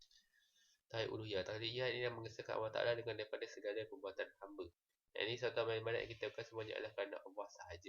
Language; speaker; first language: Malay; native; Malay